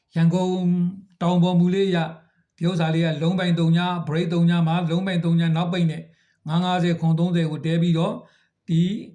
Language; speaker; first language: Burmese; native; Burmese